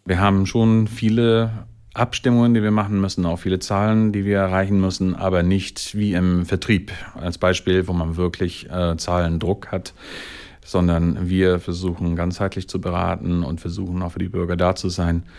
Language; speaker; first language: German; non-native, fluent; Swedish